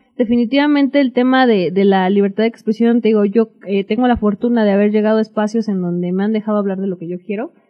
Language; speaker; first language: Spanish; native; Spanish